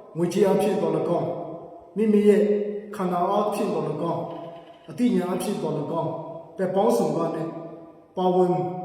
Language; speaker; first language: Burmese; non-native, local second language; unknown